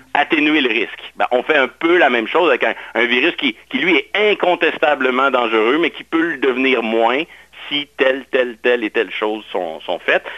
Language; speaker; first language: French; native; French